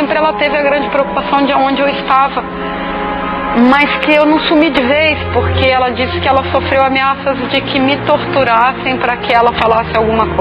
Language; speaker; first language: Portuguese; native; Portuguese